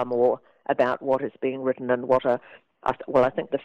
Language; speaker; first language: English; native; English